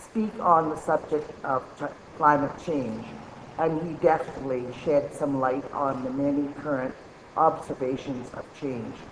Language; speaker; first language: English; native; English